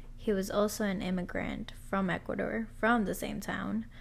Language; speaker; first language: English; early bilingual, other home language; Spanish